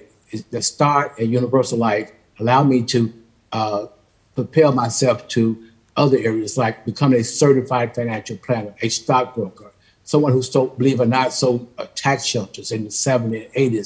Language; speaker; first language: English; native; English